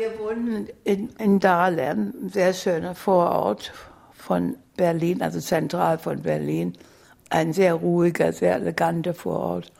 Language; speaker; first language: German; native; German